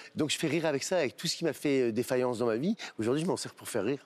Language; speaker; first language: French; native; French